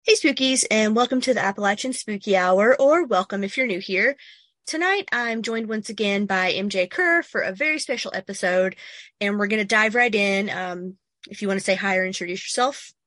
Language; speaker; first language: English; native; English